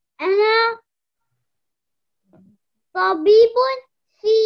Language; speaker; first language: Arabic; non-native, learner; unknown